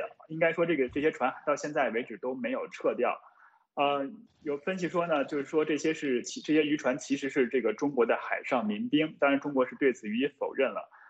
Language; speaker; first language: Chinese; native; Chinese